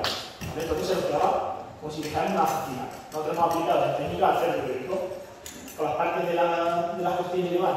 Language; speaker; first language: Spanish; native; Spanish